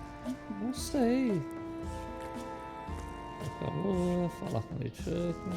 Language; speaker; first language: Portuguese; native; Portuguese